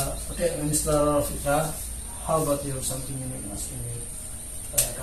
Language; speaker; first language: English; non-native, learner; Indonesian